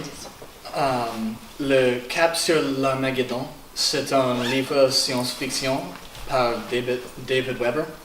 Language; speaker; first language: French; non-native, learner; English